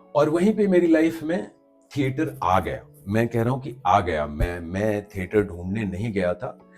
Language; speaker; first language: Hindi; native; Hindi